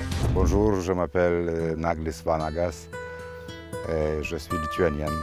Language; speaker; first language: French; non-native, learner; Lithuanian